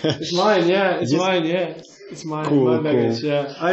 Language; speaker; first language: English; non-native, learner; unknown